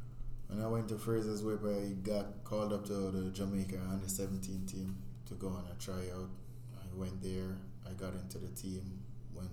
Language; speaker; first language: English; non-native, local second language; Jamaican Creole English